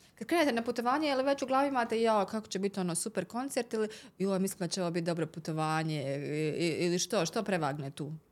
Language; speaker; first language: Bosnian; native; Bosnian